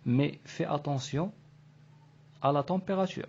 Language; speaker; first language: French; non-native, local second language; Arabic